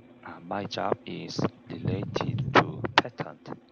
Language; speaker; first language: English; non-native, learner; Korean